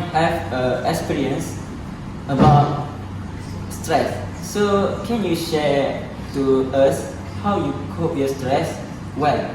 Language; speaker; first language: English; non-native, local second language; Malay